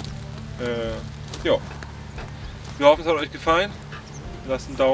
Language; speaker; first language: German; native; German